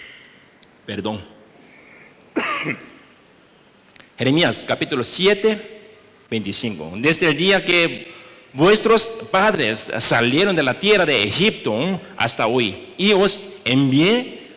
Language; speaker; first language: Spanish; non-native, learner; Korean